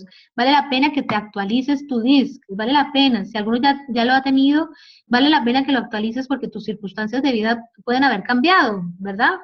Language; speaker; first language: Spanish; native; Spanish